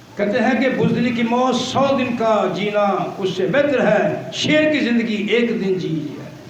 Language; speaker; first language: Urdu; non-native, local second language; Punjabi